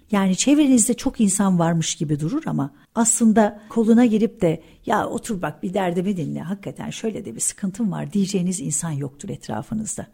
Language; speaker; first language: Turkish; early bilingual, heritage; Turkish